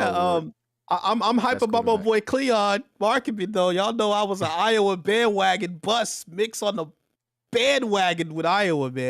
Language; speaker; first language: English; native; English